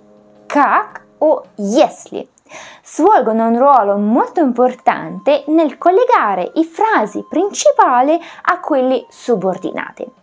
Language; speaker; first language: Italian; non-native, fluent; Russian